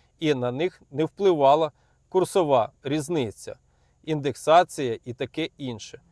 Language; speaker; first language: Ukrainian; native; Ukrainian